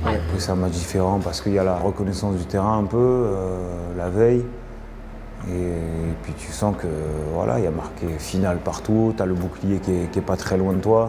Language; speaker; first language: French; native; French